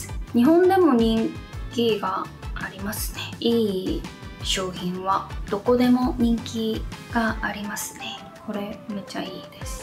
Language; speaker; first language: Japanese; non-native, fluent; Korean